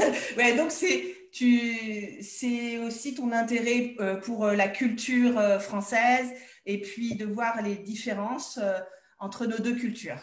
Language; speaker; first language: French; native; French